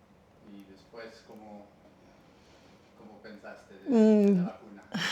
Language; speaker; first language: Spanish; early bilingual, heritage; English